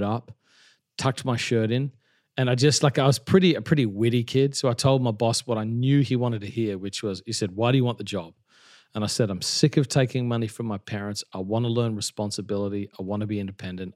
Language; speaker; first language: English; native; English